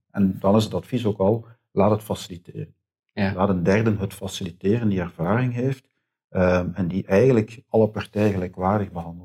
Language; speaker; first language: Dutch; native; Dutch